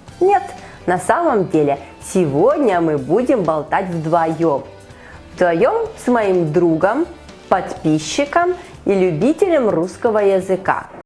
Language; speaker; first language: Russian; native; Russian